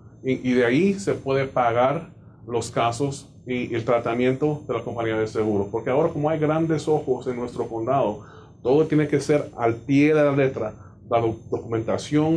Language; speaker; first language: Spanish; native; Spanish